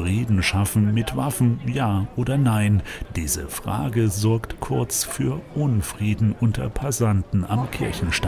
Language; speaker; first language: German; native; German